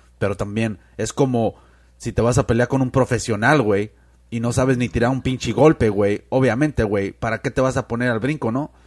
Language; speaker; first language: Spanish; early bilingual, heritage; Spanish